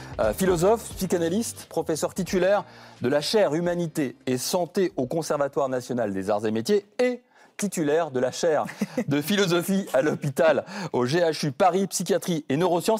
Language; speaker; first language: French; native; French